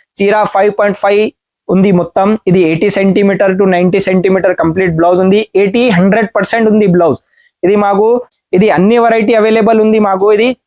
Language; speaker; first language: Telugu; non-native, learner; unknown